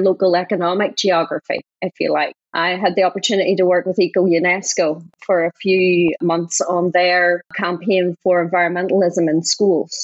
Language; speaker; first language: English; native; English